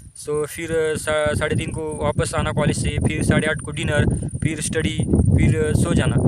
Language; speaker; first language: Hindi; non-native, local second language; Marathi